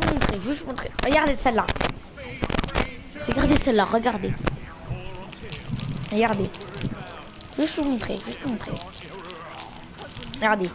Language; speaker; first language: French; native; French